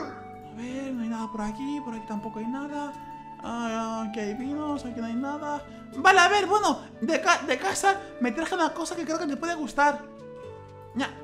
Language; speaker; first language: Spanish; native; Spanish